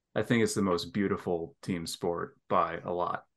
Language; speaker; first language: English; native; English